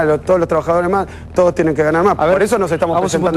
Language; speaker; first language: Spanish; native; Spanish